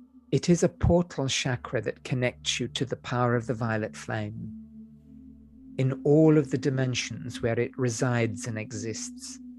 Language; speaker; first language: English; native; English